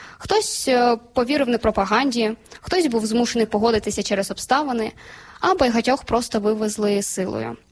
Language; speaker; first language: Ukrainian; native; Ukrainian